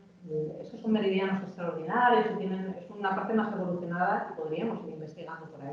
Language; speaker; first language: Spanish; native; Spanish